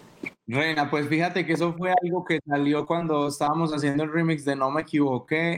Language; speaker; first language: Spanish; native; Spanish